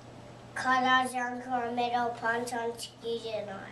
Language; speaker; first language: Japanese; early bilingual, heritage; Japanese